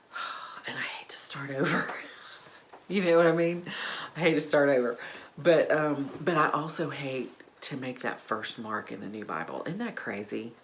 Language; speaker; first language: English; native; English